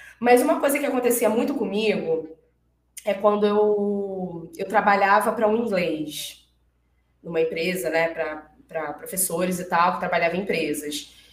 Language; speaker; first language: Portuguese; native; Portuguese